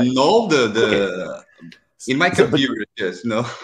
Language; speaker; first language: English; non-native, learner; Portuguese